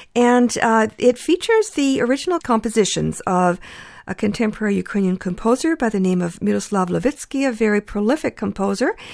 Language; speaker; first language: English; early bilingual, other home language; Ukrainian